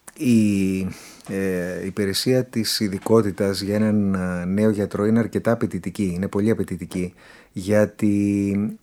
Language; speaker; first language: Greek; native; Greek